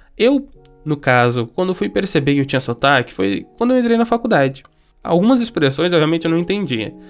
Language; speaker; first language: Portuguese; native; Portuguese